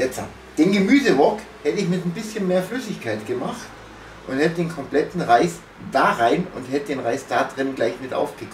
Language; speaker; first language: German; native; German